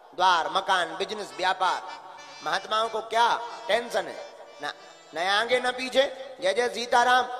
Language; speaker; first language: Hindi; native; Hindi